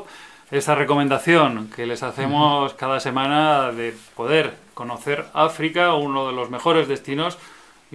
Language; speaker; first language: Spanish; native; Spanish